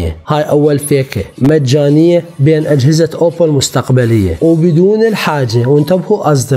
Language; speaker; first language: Arabic; native; Arabic